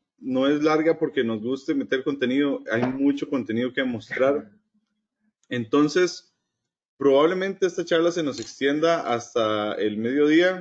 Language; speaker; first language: Spanish; native; Spanish